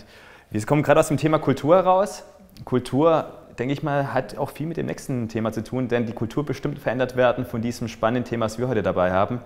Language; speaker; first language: German; native; German